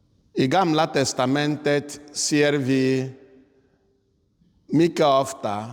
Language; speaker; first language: Swedish; non-native, fluent; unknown